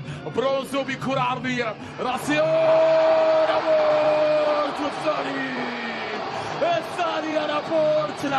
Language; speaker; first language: Arabic; native; Arabic